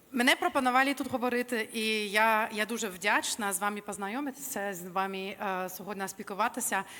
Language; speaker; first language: Ukrainian; non-native, fluent; German